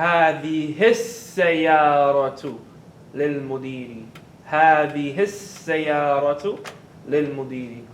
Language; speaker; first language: Arabic; non-native, fluent; English